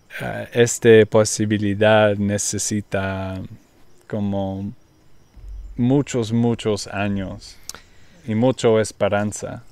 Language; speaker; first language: Spanish; non-native, learner; English